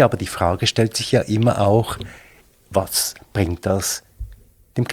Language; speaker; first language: German; native; German